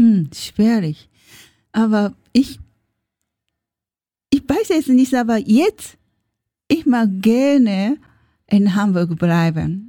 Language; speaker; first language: German; non-native, learner; Japanese